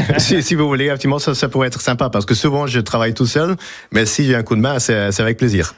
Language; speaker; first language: French; non-native, local second language; Dutch